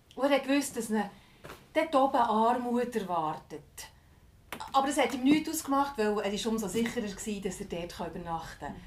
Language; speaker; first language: German; non-native, fluent; English